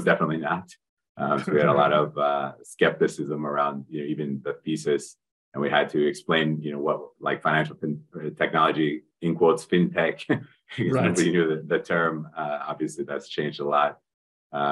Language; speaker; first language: English; native; English